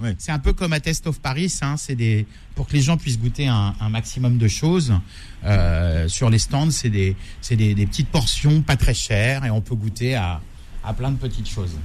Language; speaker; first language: French; native; French